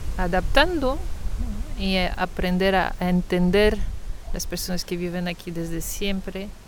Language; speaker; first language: Spanish; non-native, fluent; French